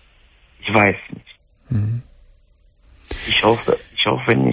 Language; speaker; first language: German; non-native, fluent; Arabic